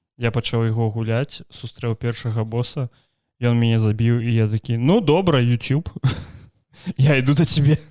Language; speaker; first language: Belarusian; native; Belarusian